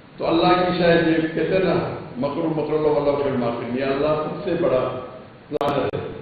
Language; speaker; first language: Urdu; non-native, local second language; Konkani